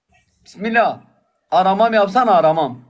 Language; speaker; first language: Turkish; native; Turkish